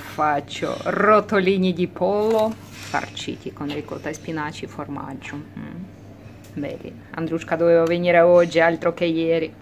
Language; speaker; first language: Ukrainian; non-native, local second language; Russian